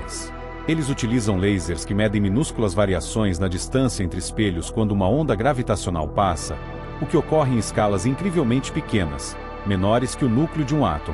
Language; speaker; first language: Portuguese; native; Portuguese